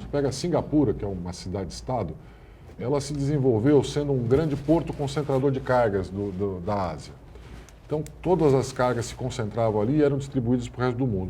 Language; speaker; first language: Portuguese; native; Portuguese